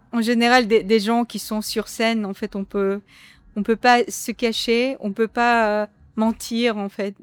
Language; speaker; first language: French; non-native, fluent; Korean